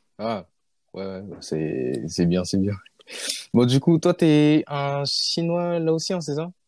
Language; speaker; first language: French; early bilingual, other home language; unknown